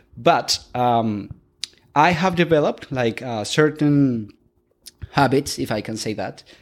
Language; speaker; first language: English; non-native, fluent; Spanish